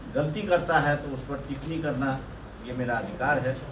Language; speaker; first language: Hindi; non-native, local second language; Marathi